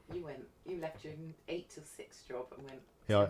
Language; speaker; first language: English; native; English